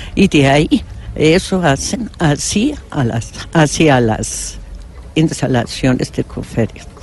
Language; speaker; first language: Spanish; non-native, fluent; German